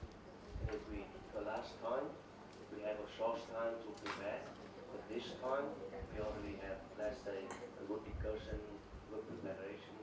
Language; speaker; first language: English; non-native, fluent; Vietnamese